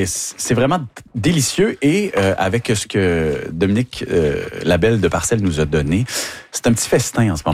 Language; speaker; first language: French; native; French